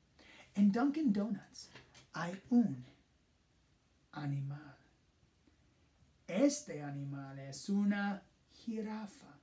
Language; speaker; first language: Spanish; non-native, fluent; English